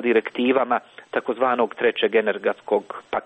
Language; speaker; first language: Croatian; native; Croatian